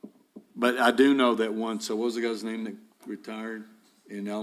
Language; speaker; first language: English; native; English